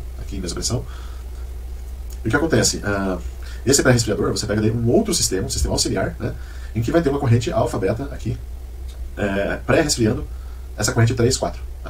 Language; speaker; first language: Portuguese; native; Portuguese